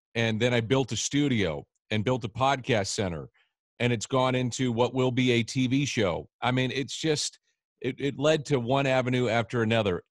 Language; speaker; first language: English; native; English